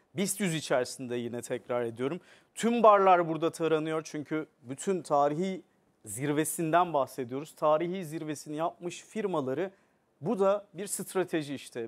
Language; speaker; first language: Turkish; native; Turkish